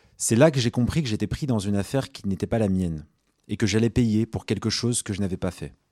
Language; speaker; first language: French; early bilingual, other home language; Arabic